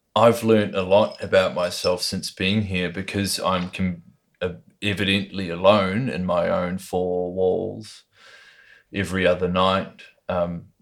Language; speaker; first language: English; native; English